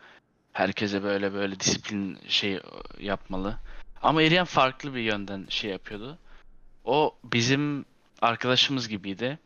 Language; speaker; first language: Turkish; early bilingual, heritage; Turkish